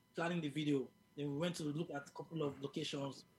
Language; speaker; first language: English; non-native, local second language; Yoruba